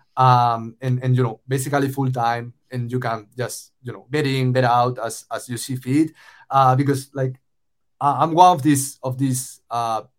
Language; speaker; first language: English; non-native, fluent; Spanish